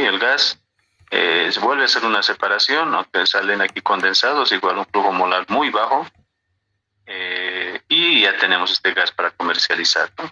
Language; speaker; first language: Spanish; native; Spanish